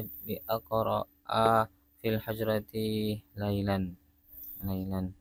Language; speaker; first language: Arabic; non-native, learner; Indonesian